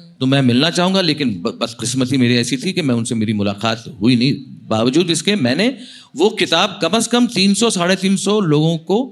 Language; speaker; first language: Hindi; non-native, local second language; Marathi